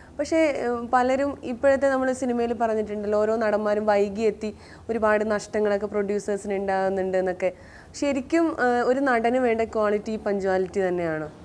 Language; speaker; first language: Malayalam; native; Malayalam